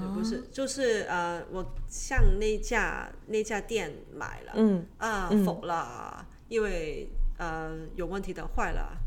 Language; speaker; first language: Chinese; non-native, local second language; Cantonese